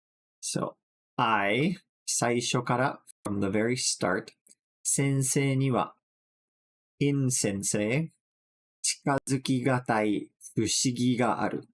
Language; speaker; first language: Japanese; non-native, fluent; English